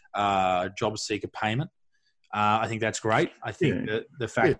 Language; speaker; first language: English; native; English